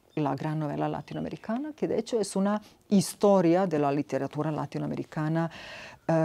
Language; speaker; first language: Spanish; non-native, fluent; Serbian